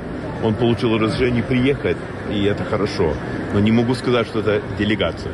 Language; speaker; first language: Russian; non-native, learner; English